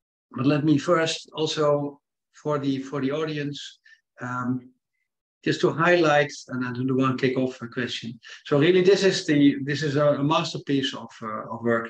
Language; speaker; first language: English; non-native, fluent; Dutch